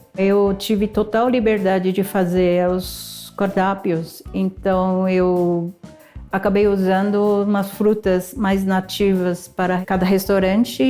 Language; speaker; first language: Portuguese; non-native, fluent; Japanese